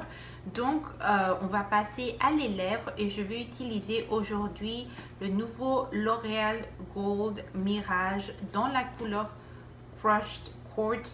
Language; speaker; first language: French; non-native, fluent; Spanish